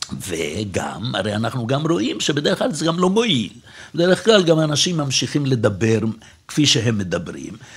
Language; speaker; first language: Hebrew; native; Hebrew